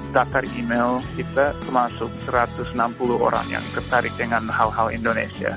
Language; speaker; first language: Indonesian; non-native, fluent; English